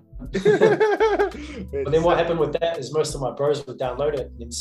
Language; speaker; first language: English; native; English